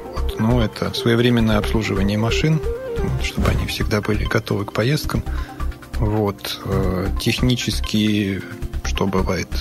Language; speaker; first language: Russian; non-native, fluent; Serbian